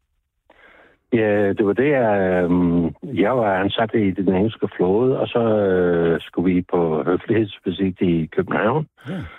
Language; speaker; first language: Danish; non-native, fluent; English